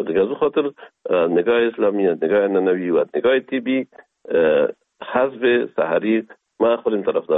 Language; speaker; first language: Persian; native; Persian